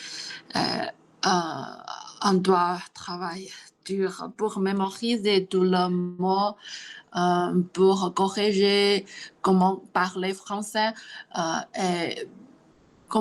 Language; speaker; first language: French; non-native, learner; Chinese